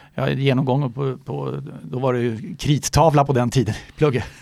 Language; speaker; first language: Swedish; native; Swedish